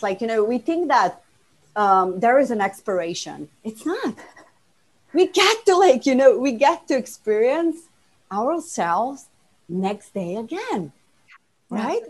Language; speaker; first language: English; non-native, fluent; Slovenian